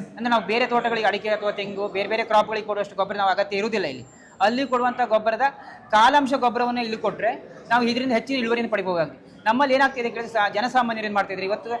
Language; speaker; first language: Kannada; native; Kannada